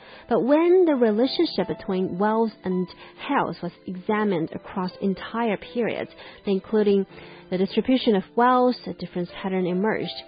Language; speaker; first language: English; non-native, fluent; Chinese